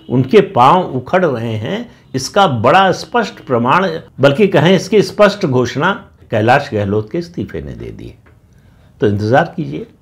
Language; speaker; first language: Hindi; native; Hindi